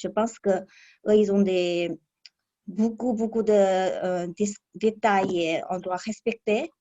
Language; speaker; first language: French; non-native, learner; Chinese